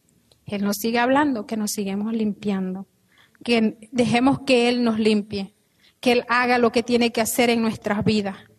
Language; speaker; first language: Spanish; native; Spanish